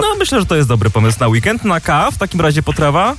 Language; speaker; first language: Polish; native; Polish